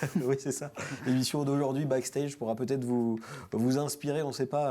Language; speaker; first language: French; native; French